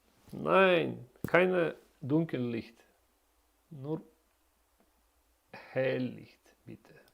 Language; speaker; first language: German; non-native, learner; Russian